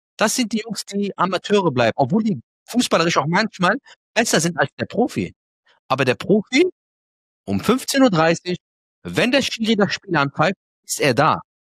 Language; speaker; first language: German; early bilingual, other home language; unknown